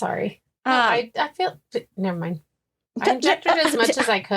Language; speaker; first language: English; native; English